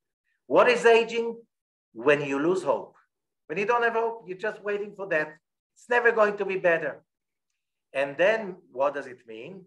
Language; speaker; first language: English; non-native, fluent; Hebrew